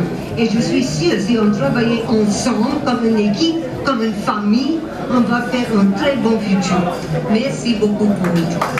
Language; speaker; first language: French; non-native, learner; English